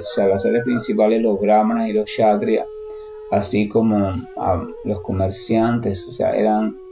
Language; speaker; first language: Spanish; native; Spanish